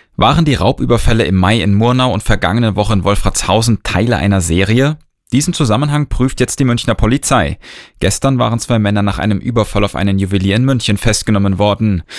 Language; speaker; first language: German; native; German